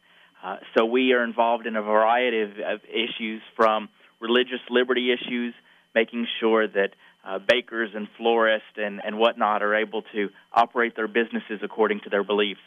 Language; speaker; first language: English; native; English